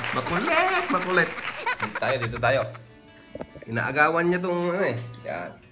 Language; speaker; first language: Filipino; non-native, local second language; Iloko